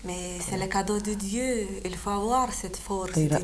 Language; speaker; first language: French; non-native, fluent; Lithuanian